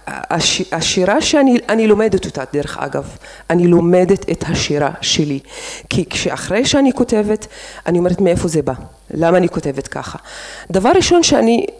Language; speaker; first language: Hebrew; non-native, local second language; Arabic